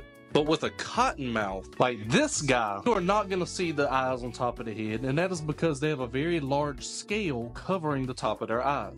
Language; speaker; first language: English; native; English